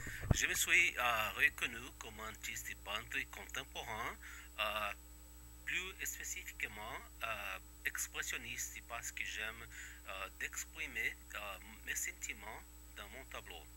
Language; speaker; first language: French; non-native, fluent; Portuguese